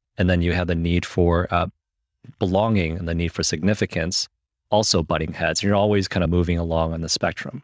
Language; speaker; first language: English; early bilingual, other home language; Chinese